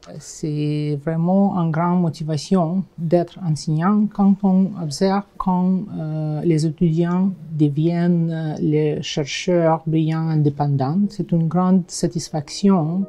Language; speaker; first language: French; non-native, fluent; Russian